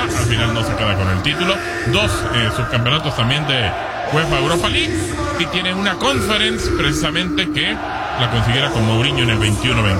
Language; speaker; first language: Spanish; native; Spanish